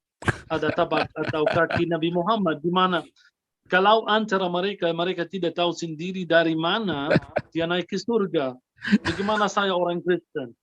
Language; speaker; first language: Indonesian; non-native, fluent; Arabic